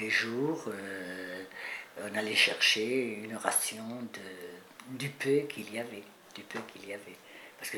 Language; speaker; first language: French; early bilingual, other home language; Spanish